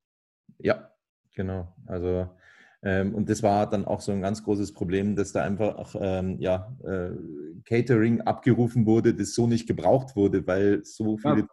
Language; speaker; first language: German; native; German